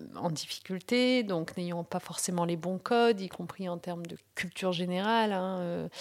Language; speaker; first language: French; early bilingual, other home language; Riffian